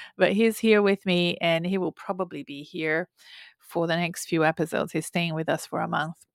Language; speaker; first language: English; non-native, fluent; Portuguese